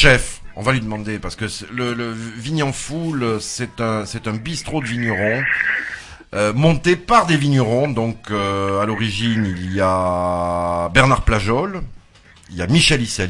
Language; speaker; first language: French; native; French